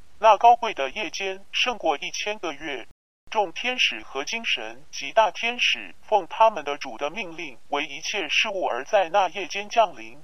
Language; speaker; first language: Chinese; non-native, local second language; Cantonese